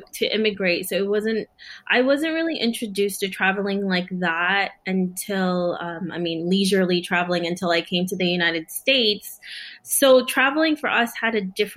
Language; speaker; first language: English; early bilingual, other home language; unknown